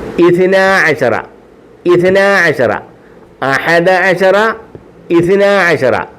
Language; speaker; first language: Arabic; non-native, fluent; Malayalam